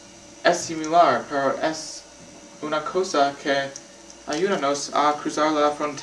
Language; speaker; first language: Spanish; non-native, learner; English